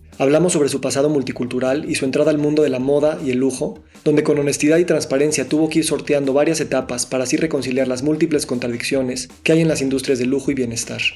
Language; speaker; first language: Spanish; native; Spanish